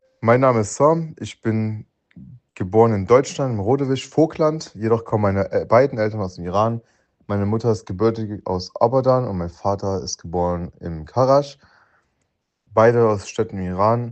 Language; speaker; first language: German; early bilingual, other home language; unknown